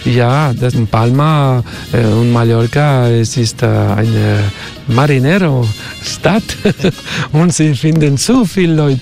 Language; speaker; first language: German; non-native, learner; Spanish